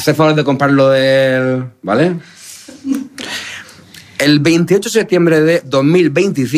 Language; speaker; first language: Spanish; native; Spanish